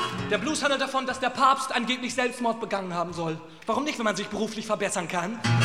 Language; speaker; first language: German; native; German